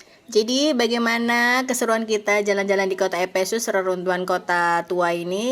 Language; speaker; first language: Indonesian; native; Indonesian